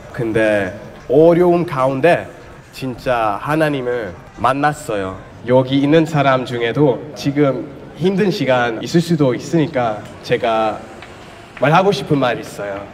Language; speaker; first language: Korean; non-native, fluent; English